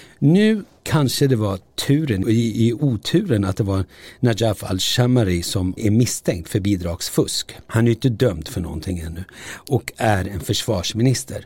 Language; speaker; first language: Swedish; early bilingual, other home language; Turoyo